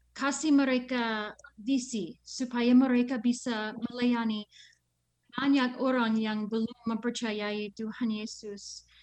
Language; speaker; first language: Indonesian; non-native, fluent; English